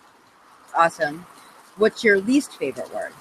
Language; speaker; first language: English; native; English